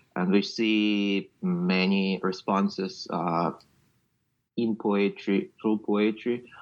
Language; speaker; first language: English; non-native, fluent; Ukrainian